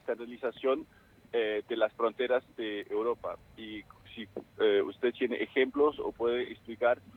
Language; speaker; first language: Spanish; non-native, fluent; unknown